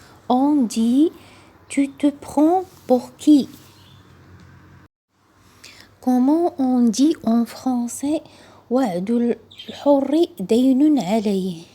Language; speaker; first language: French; non-native, local second language; Arabic